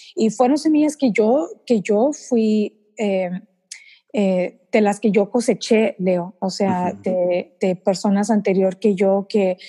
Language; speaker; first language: Spanish; early bilingual, heritage; Spanish